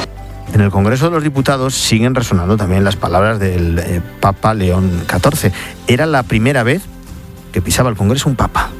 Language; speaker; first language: Spanish; native; Spanish